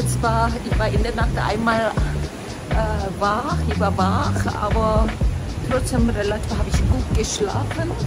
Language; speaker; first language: German; non-native, fluent; Korean